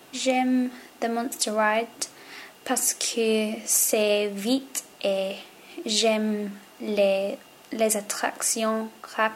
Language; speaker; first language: French; non-native, learner; English